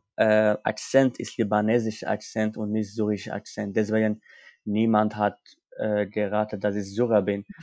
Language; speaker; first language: German; non-native, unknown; Armenian